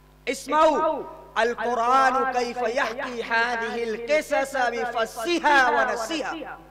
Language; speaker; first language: Arabic; non-native, learner; Urdu